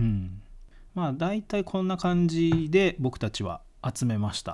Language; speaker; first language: Japanese; native; Japanese